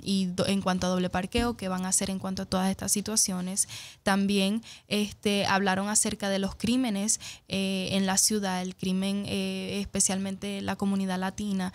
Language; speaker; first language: Spanish; native; Spanish